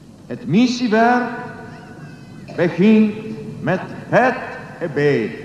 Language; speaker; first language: Dutch; non-native, learner; Polish